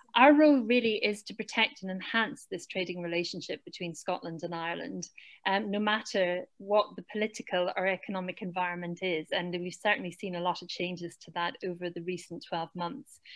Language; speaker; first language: English; native; English